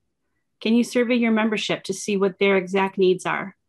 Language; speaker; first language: English; native; English